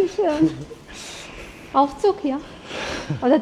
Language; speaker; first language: German; non-native, learner; Russian